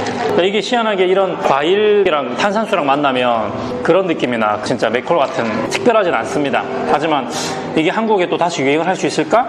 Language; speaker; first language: Korean; native; Korean